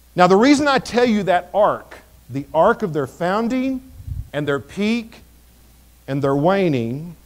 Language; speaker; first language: English; native; English